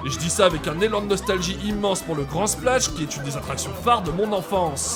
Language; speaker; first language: French; native; French